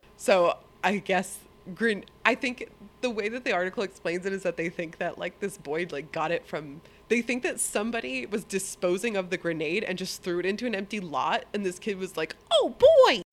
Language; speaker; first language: English; early bilingual, other home language; Italian